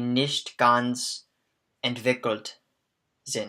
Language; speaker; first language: German; non-native, learner; English